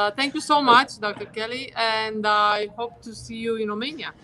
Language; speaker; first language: English; non-native, fluent; Romanian